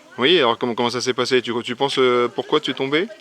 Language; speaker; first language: French; native; French